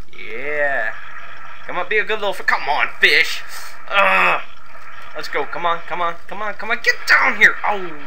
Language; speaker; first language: English; native; English